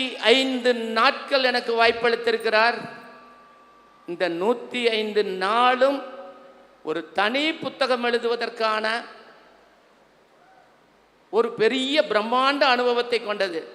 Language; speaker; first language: Tamil; native; Tamil